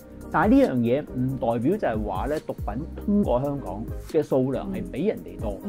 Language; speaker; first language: Cantonese; native; Cantonese